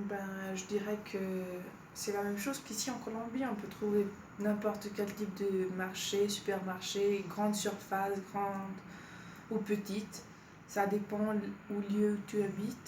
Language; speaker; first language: French; non-native, fluent; Spanish